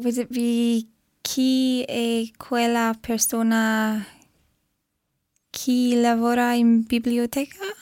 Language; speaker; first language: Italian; non-native, learner; English